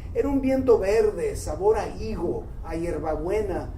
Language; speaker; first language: Spanish; early bilingual, heritage; Spanish